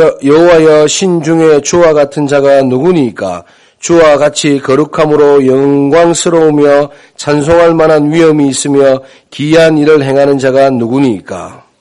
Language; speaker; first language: Korean; native; Korean